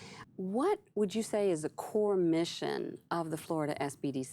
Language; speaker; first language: English; native; English